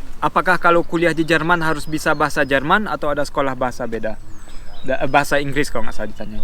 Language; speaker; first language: Indonesian; non-native, fluent; German